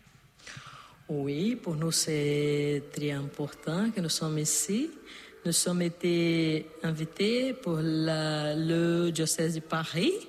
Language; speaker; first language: French; non-native, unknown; Portuguese